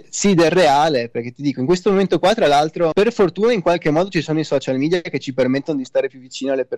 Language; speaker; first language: Italian; native; Italian